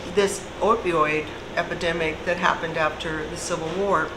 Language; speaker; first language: English; native; English